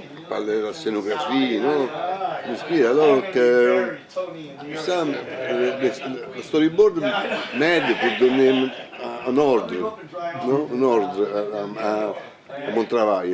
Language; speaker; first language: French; non-native, learner; Italian